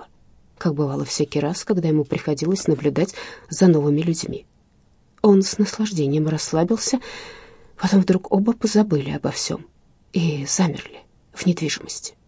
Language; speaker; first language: Russian; native; Russian